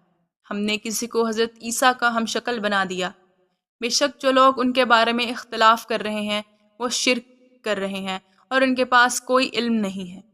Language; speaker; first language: Urdu; native; Urdu